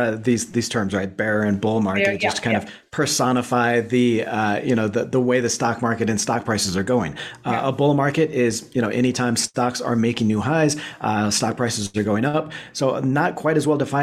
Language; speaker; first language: English; native; English